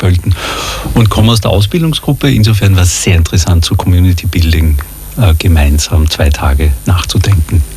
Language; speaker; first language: German; native; German